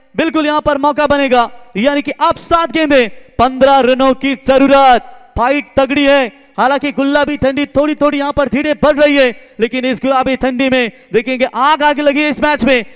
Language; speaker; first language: Hindi; non-native, local second language; Marathi